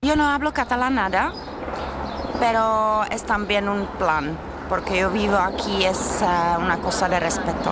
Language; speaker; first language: Spanish; non-native, learner; Czech